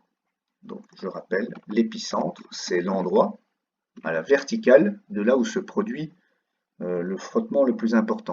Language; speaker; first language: French; native; French